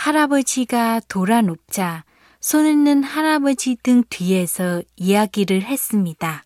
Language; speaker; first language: Korean; non-native, fluent; Vietnamese